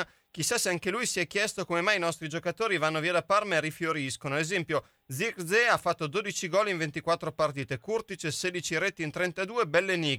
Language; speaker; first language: Italian; native; Italian